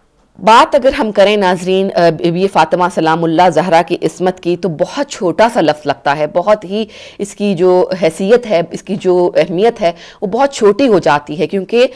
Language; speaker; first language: Urdu; native; Urdu